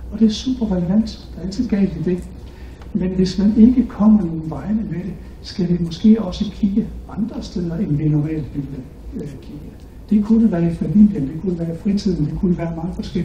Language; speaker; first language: Danish; native; Danish